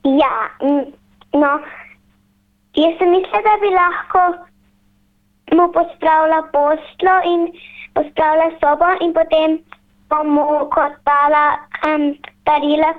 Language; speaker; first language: Slovenian; early bilingual, heritage; Slovenian